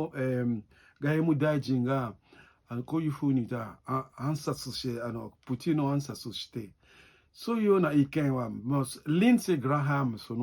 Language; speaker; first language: Japanese; non-native, learner; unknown